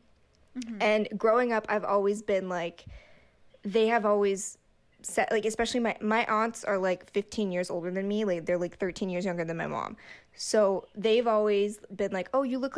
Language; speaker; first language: English; native; English